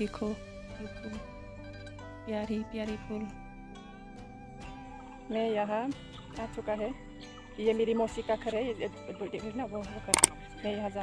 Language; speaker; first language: Hindi; non-native, local second language; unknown